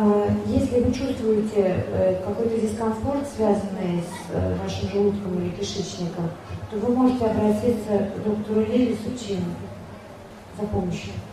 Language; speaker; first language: Russian; native; Russian